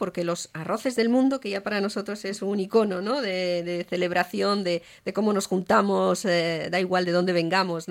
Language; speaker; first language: Spanish; native; Spanish